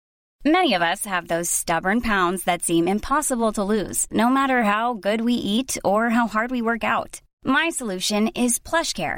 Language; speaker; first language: English; native; English